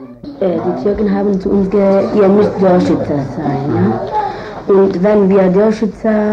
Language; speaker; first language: German; non-native, learner; Kurdish